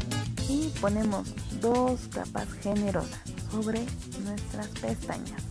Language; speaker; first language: Spanish; native; Spanish